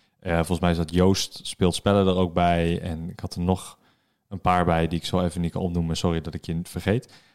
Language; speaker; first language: Dutch; native; Dutch